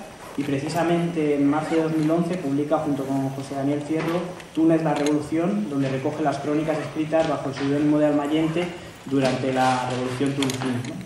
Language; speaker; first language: Spanish; native; Spanish